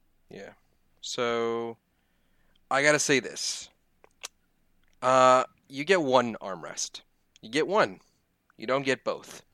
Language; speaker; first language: English; native; English